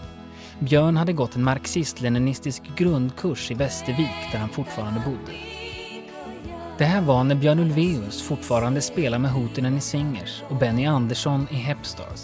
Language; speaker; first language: Swedish; native; Swedish